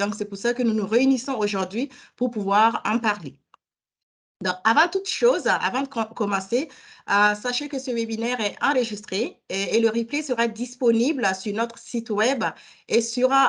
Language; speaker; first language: French; native; French